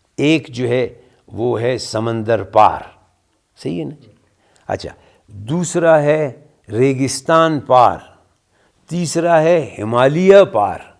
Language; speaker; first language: Urdu; non-native, local second language; Brahui